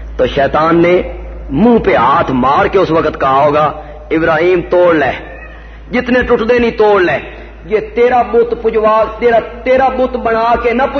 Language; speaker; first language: Urdu; non-native, local second language; Punjabi